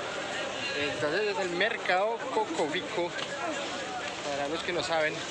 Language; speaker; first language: Spanish; non-native, fluent; French